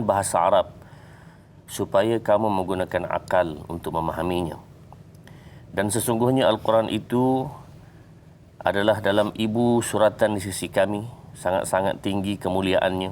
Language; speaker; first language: Malay; native; Malay